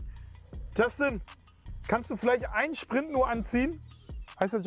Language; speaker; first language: German; native; German